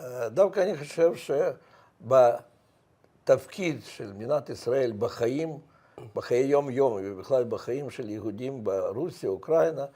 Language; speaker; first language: Hebrew; non-native, fluent; Russian